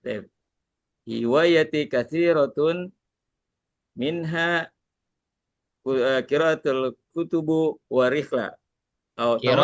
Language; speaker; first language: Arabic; non-native, learner; Indonesian